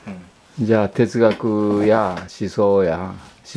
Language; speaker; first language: Japanese; native; Japanese